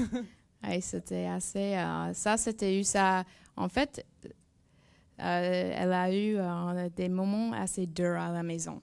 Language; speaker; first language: French; non-native, learner; English